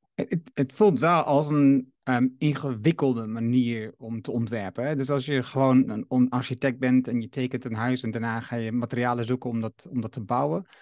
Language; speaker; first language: Dutch; native; Dutch